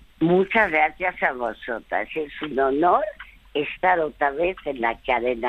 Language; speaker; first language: Spanish; early bilingual, other home language; French